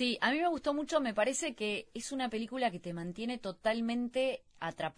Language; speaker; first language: Spanish; native; Spanish